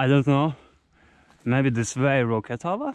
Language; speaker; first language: English; non-native, learner; Turkish